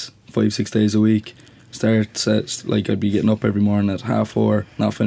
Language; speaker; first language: English; native; English